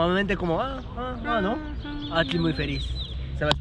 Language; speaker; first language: Spanish; non-native, learner; Japanese